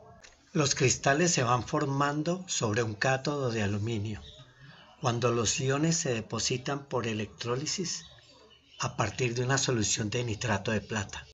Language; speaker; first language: Spanish; native; Spanish